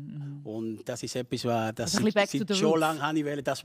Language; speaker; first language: German; non-native, fluent; Spanish